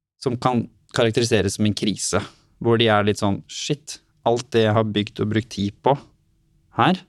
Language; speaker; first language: Norwegian; native; Norwegian